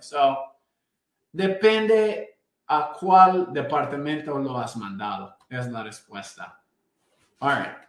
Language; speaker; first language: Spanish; non-native, fluent; English